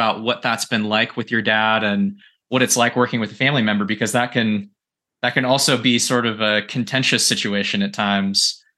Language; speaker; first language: English; native; English